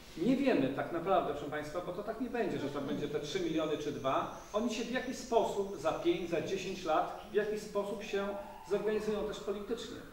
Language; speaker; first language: Polish; native; Polish